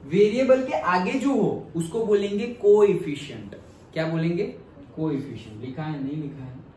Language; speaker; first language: Hindi; non-native, local second language; Gujarati